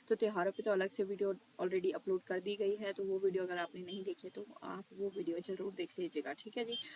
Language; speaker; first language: Hindi; native; Hindi